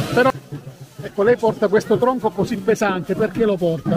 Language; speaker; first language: Italian; native; Italian